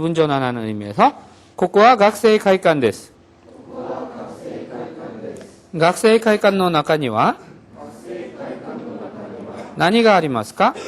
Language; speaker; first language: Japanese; non-native, fluent; Korean